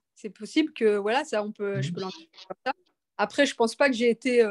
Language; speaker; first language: French; native; French